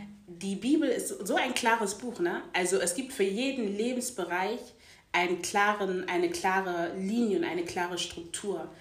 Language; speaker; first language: German; native; German